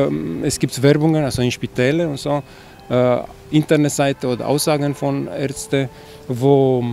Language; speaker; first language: German; non-native, fluent; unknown